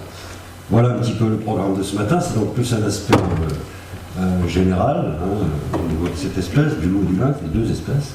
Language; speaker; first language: French; native; French